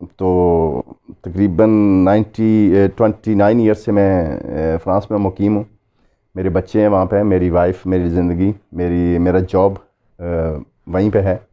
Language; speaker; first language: Urdu; non-native, local second language; Pahari-Potwari